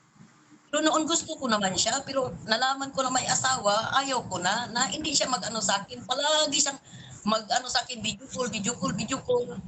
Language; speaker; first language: Filipino; non-native, local second language; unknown